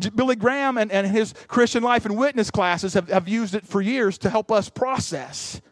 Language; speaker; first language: English; native; English